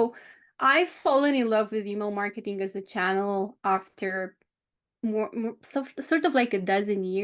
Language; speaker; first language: English; non-native, fluent; Romanian